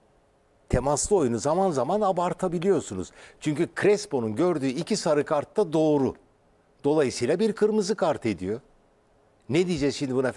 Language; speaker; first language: Turkish; native; Turkish